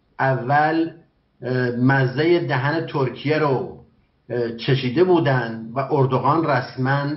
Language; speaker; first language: Persian; non-native, local second language; Kurdish